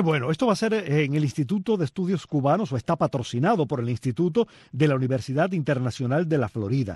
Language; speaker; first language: Spanish; native; Spanish